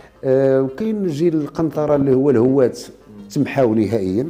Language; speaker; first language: Arabic; native; Arabic